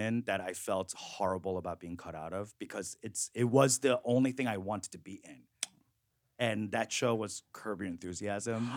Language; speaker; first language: English; early bilingual, other home language; Korean